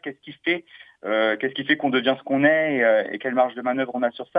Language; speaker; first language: French; native; French